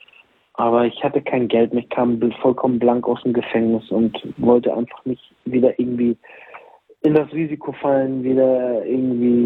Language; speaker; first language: German; native; German